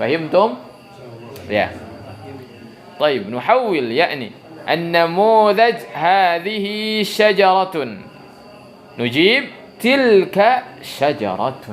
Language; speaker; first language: Arabic; non-native, fluent; Indonesian